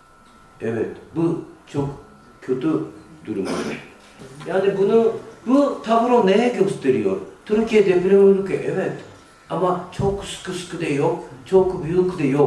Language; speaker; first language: Turkish; non-native, fluent; Japanese